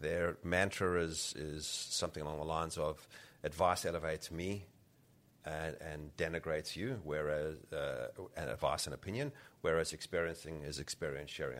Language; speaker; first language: English; native; English